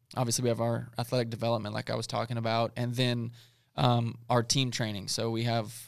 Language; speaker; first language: English; native; English